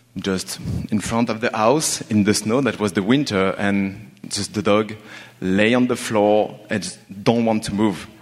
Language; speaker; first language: English; non-native, learner; French